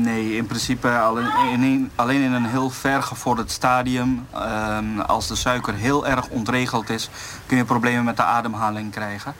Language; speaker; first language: Dutch; native; Dutch